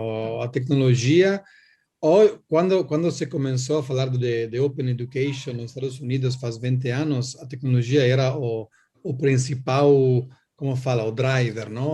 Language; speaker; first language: Portuguese; non-native, learner; Italian